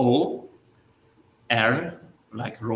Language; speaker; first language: English; non-native, learner; Hungarian